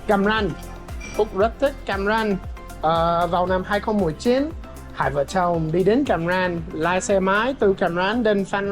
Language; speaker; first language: Vietnamese; non-native, learner; English